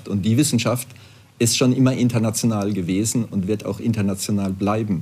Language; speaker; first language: German; native; German